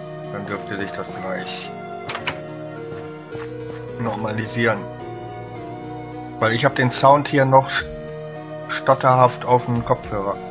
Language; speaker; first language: German; native; German